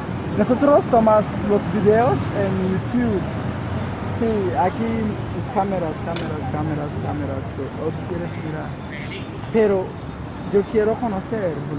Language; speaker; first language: Spanish; non-native, learner; English